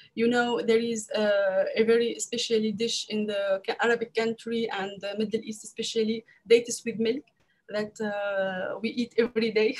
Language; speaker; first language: English; non-native, learner; French